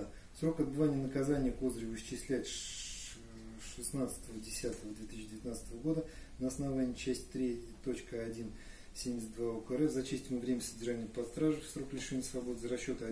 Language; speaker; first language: Russian; native; Russian